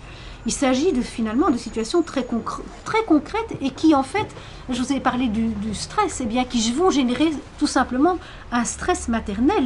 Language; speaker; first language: French; native; French